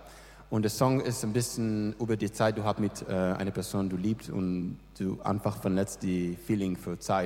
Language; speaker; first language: German; non-native, learner; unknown